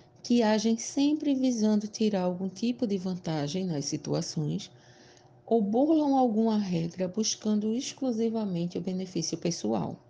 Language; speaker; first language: Portuguese; native; Portuguese